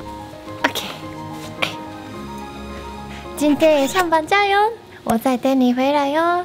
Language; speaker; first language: Chinese; non-native, fluent; Japanese